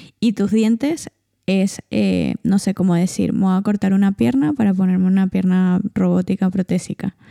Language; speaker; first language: Spanish; native; Spanish